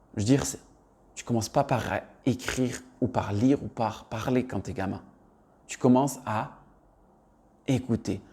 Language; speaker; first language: French; native; French